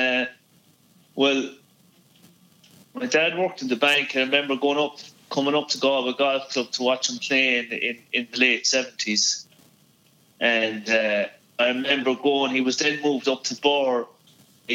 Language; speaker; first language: English; native; English